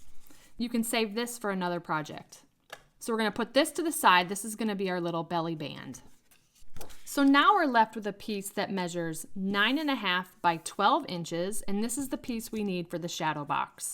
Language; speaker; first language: English; native; English